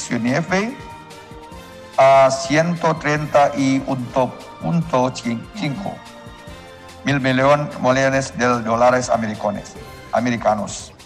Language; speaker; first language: Spanish; non-native, learner; Indonesian